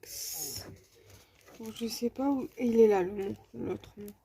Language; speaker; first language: French; native; French